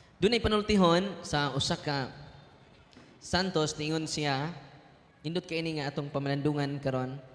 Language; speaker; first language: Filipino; native; Filipino